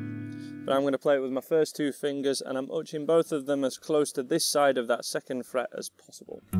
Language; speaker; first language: English; native; English